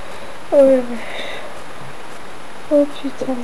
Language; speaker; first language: French; native; French